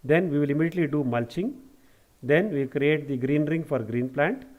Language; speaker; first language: English; non-native, local second language; Kannada